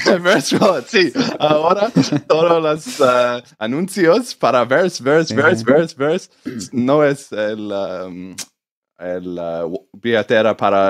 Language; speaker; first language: Spanish; non-native, learner; English